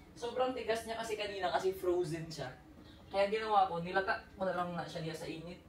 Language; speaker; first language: Filipino; non-native, local second language; Cebuano